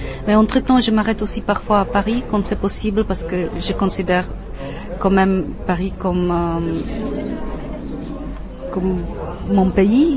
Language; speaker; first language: French; non-native, fluent; Czech